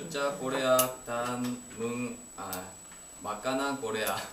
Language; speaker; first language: Indonesian; non-native, learner; Korean